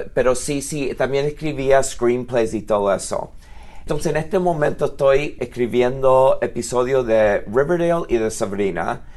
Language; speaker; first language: Spanish; early bilingual, heritage; Spanish